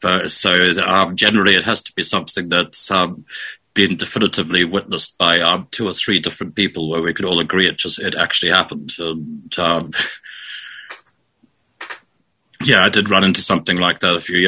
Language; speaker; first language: English; native; English